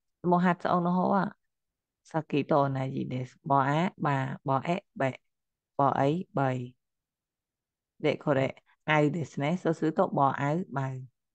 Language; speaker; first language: Japanese; non-native, fluent; Khmer